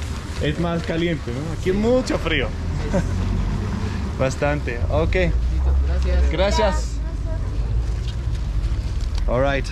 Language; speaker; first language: Spanish; non-native, learner; Danish